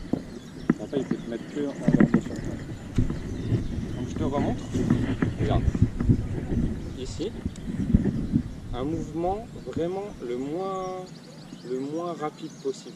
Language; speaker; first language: French; native; French